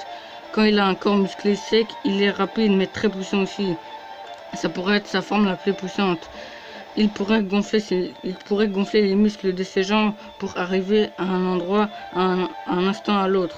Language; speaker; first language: French; native; French